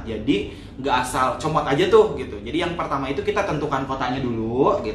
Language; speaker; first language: Indonesian; native; Indonesian